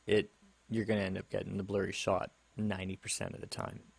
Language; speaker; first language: English; native; English